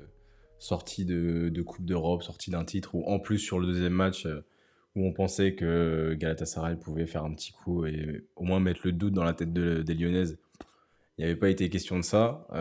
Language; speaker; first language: French; native; French